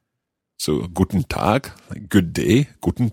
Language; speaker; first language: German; non-native, learner; English